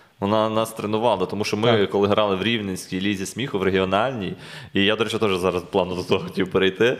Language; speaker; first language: Ukrainian; native; Ukrainian